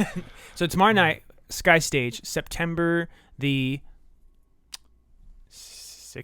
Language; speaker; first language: English; native; English